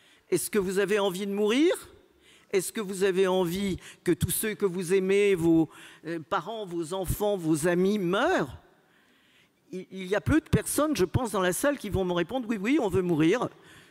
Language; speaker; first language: French; native; French